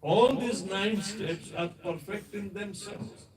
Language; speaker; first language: English; non-native, local second language; Hindi